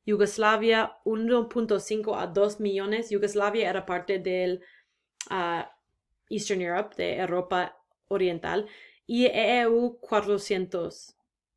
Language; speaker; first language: Spanish; non-native, fluent; English